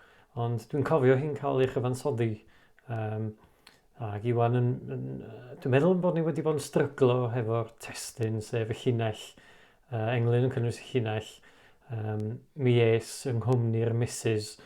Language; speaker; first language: Welsh; native; Welsh